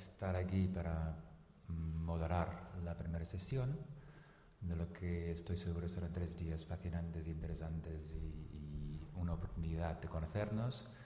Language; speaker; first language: Spanish; non-native, local second language; Catalan